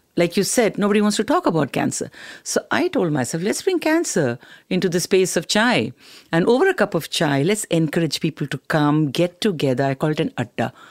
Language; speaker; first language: English; non-native, local second language; Tamil